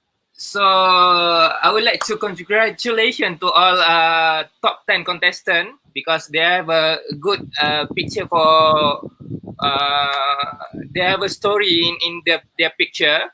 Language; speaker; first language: English; non-native, learner; Malay